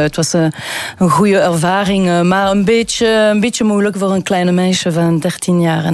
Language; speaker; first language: Dutch; non-native, local second language; French